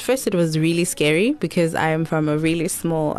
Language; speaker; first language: English; non-native, local second language; Xhosa